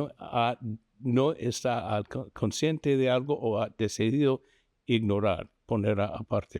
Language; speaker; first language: Spanish; non-native, fluent; English